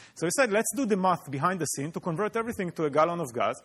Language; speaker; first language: English; non-native, fluent; Hebrew